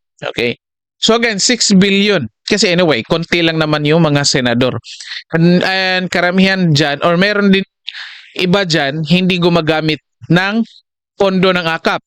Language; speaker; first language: Filipino; non-native, local second language; Cebuano